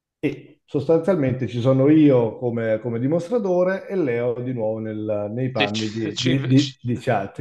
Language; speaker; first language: Italian; native; Italian